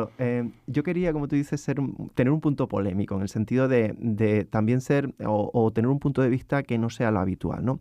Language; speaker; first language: Spanish; native; Spanish